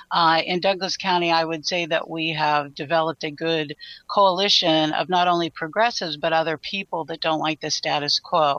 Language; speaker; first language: English; native; English